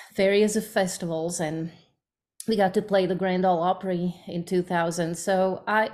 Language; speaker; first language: English; non-native, fluent; Slovak